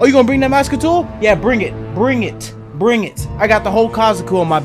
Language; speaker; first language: English; native; English